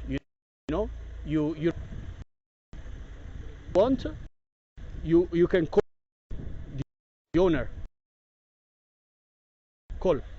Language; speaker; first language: English; non-native, learner; Italian